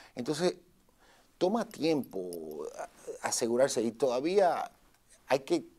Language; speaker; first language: Spanish; native; Spanish